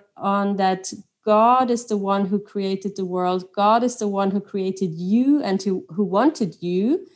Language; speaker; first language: English; non-native, fluent; Swiss German